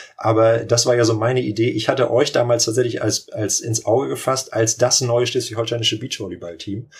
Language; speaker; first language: German; native; German